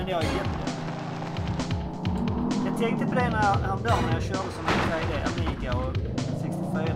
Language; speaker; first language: Swedish; native; Swedish